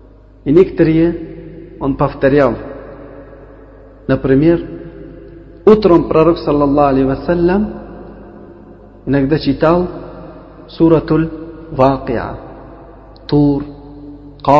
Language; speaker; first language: Russian; non-native, learner; Uzbek